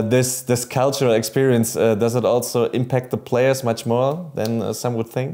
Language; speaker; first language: English; non-native, fluent; German